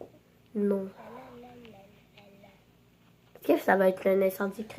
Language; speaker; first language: French; native; French